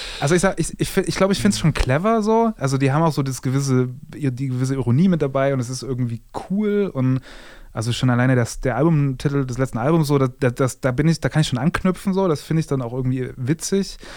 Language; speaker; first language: German; native; German